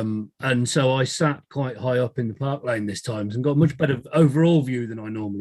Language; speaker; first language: English; native; English